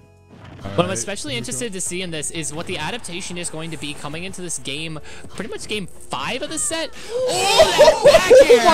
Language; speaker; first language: English; native; English